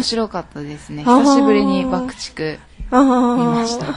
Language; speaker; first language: Japanese; native; Japanese